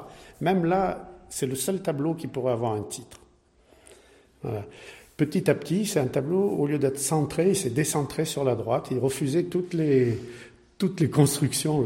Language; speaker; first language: French; native; French